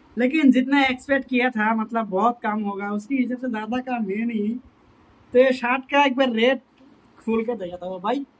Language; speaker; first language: Hindi; non-native, local second language; Bangla